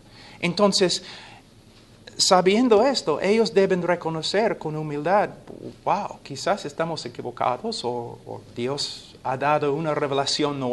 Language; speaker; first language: Spanish; non-native, fluent; English